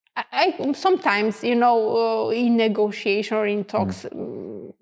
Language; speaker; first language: English; non-native, fluent; Romanian